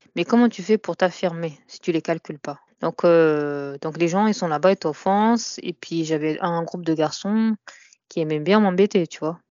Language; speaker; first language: French; native; French